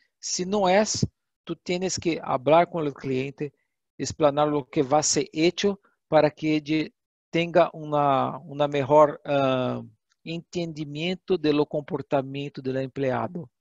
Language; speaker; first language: Portuguese; non-native, learner; Spanish